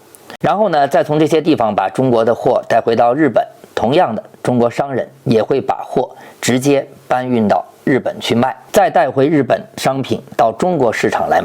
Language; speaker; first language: Chinese; native; Chinese